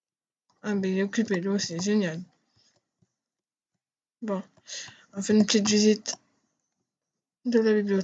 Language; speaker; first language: French; native; French